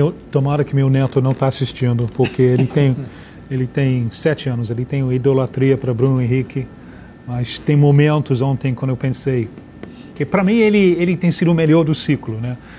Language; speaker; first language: Portuguese; non-native, fluent; English